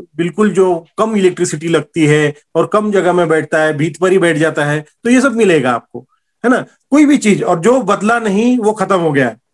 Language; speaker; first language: Hindi; non-native, local second language; Marathi